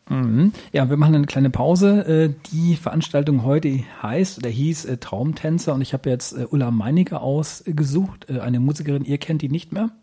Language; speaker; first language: German; native; German